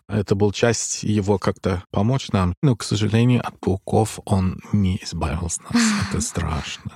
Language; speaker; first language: Russian; non-native, fluent; English